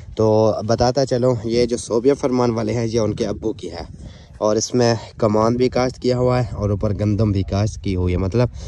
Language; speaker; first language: Urdu; non-native, local second language; Saraiki